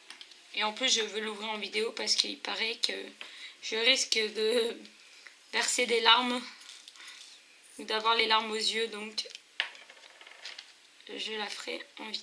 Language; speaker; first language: French; native; French